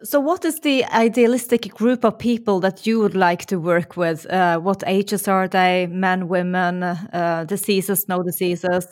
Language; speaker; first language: English; non-native, fluent; Norwegian